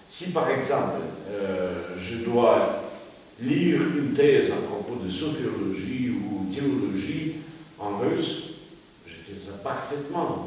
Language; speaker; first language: French; non-native, fluent; Russian